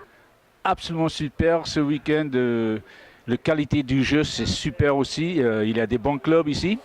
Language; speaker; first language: French; non-native, fluent; English